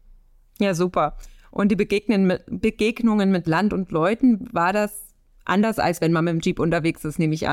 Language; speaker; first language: German; native; German